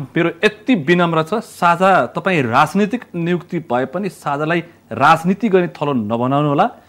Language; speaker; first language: Nepali; native; Nepali